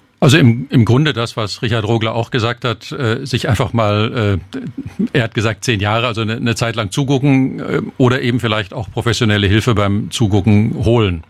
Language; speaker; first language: German; native; German